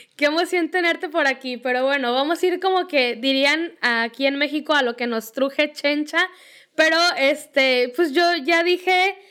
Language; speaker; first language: Spanish; native; Spanish